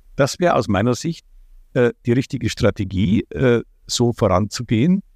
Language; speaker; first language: German; non-native, fluent; Ukrainian